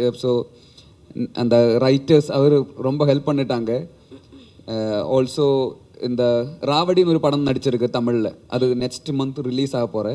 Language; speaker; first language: Tamil; non-native, learner; Malayalam